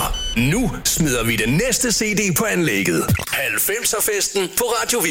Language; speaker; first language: Danish; native; Danish